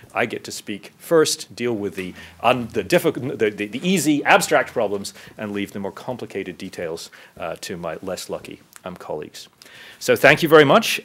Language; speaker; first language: English; native; English